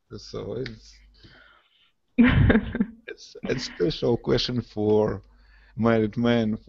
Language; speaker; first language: English; non-native, learner; Russian